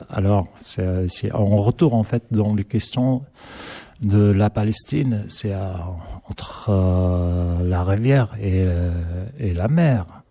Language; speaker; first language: French; non-native, learner; Arabic